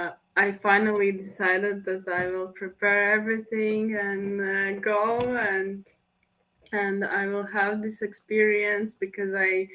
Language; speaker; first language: English; non-native, fluent; Latvian